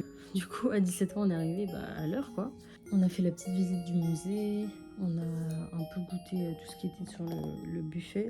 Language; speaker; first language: French; native; French